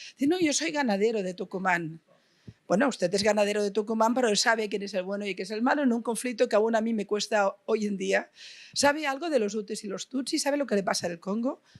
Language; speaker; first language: Spanish; non-native, local second language; Catalan